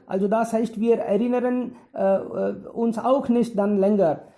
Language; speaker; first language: German; non-native, fluent; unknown